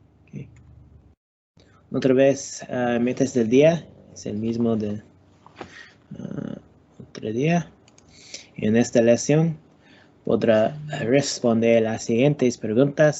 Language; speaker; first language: Spanish; non-native, learner; English